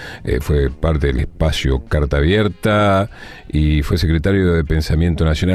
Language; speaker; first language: Spanish; native; Spanish